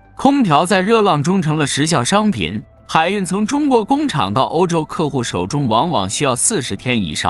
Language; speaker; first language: Chinese; native; Chinese